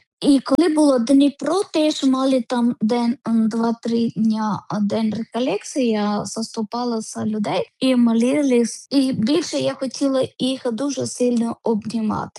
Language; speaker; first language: Ukrainian; non-native, learner; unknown